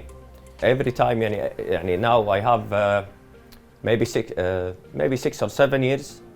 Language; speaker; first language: English; non-native, learner; Arabic